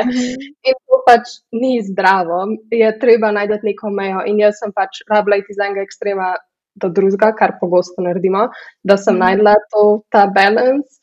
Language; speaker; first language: Slovenian; early bilingual, heritage; Slovenian